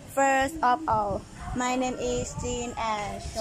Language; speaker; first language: English; non-native, learner; Thai